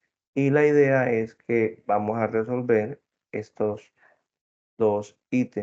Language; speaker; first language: Spanish; native; Spanish